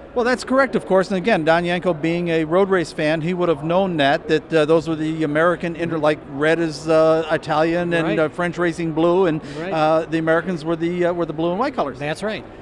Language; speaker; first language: English; native; English